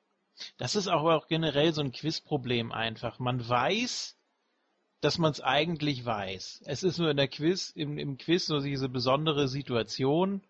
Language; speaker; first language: German; native; German